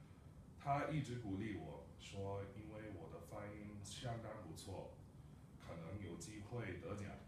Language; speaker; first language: Chinese; non-native, fluent; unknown